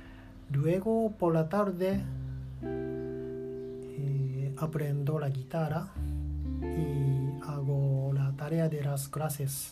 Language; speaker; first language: Spanish; non-native, learner; Japanese